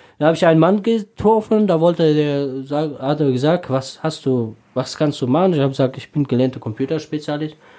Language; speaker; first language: German; non-native, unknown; Tajik